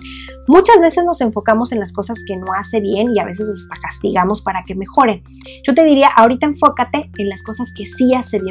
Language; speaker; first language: Spanish; native; Spanish